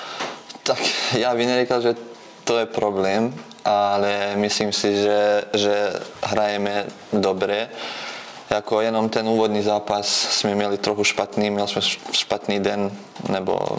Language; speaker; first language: Czech; non-native, fluent; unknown